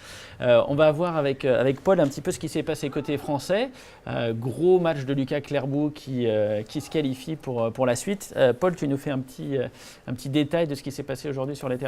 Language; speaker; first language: French; native; French